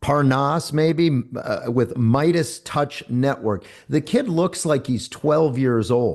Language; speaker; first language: English; native; English